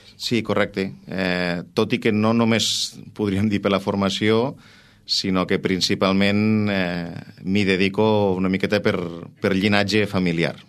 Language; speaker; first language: Catalan; native; Catalan